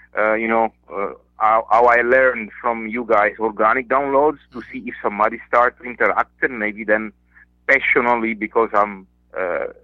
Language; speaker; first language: English; non-native, fluent; Italian